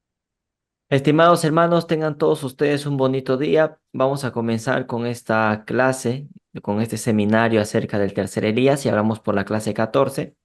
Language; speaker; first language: Spanish; native; Spanish